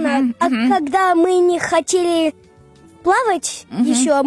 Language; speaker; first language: Russian; early bilingual, heritage; English